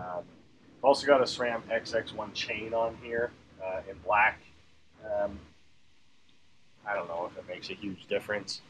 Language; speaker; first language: English; native; English